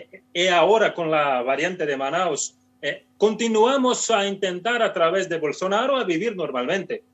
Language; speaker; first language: Spanish; non-native, fluent; Portuguese